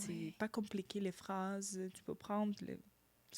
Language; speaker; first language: French; non-native, learner; Ukrainian